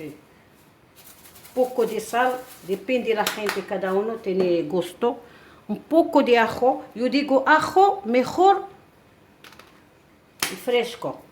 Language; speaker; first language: Spanish; non-native, learner; Arabic